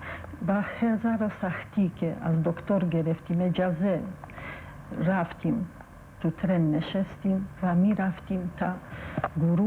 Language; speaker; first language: Persian; non-native, fluent; Polish